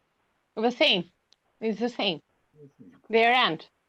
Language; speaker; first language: English; non-native, learner; Albanian